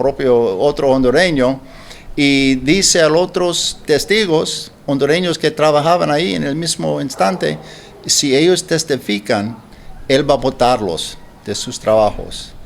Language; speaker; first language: Spanish; non-native, learner; English